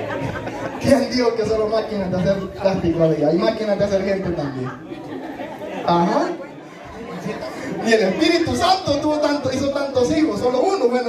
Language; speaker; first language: Spanish; native; Spanish